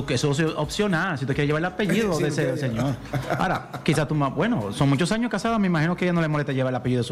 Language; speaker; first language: Spanish; native; Spanish